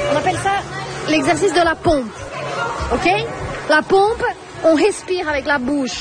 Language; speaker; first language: French; native; French